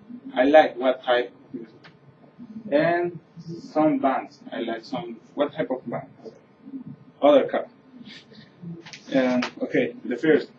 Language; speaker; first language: English; non-native, learner; Spanish